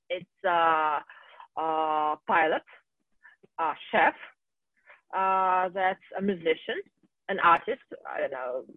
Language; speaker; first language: English; non-native, fluent; Russian